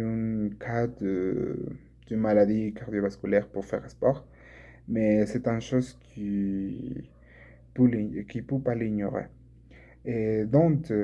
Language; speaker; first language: French; non-native, learner; Spanish